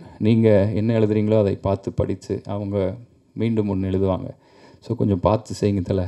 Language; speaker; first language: Tamil; native; Tamil